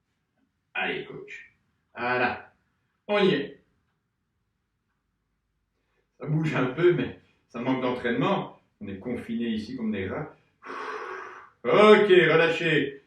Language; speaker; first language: French; native; French